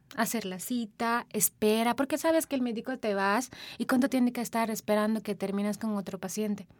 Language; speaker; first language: Spanish; non-native, fluent; Sinhala